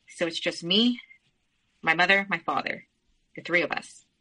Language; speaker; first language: English; early bilingual, other home language; Spanish